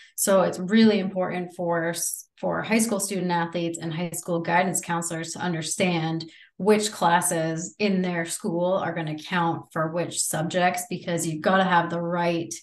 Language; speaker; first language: English; native; English